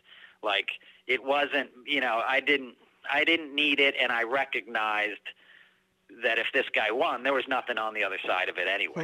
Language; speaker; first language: English; native; English